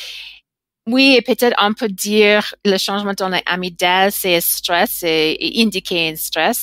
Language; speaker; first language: French; non-native, learner; English